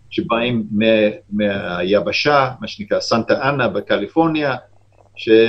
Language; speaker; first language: Hebrew; non-native, fluent; English